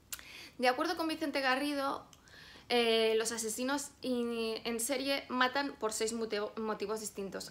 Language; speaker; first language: Spanish; native; Spanish